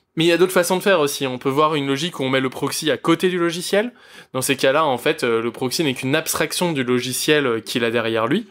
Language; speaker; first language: French; native; French